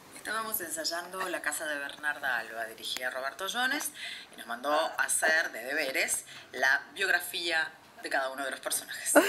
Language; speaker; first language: Spanish; native; Spanish